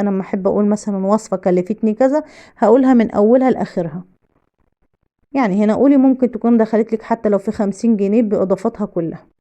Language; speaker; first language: Arabic; native; Arabic